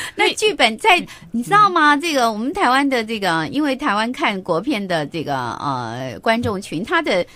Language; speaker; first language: Chinese; native; Chinese